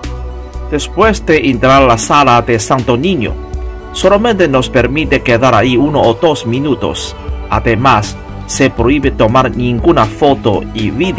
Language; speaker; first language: Spanish; non-native, fluent; Chinese